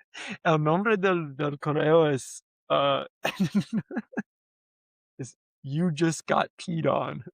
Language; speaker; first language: Spanish; non-native, learner; English